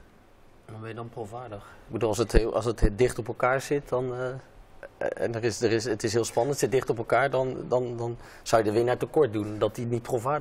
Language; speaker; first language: Dutch; native; Dutch